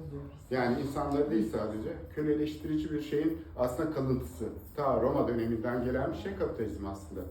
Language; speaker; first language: Turkish; native; Turkish